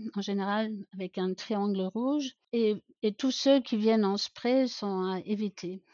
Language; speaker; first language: French; non-native, fluent; German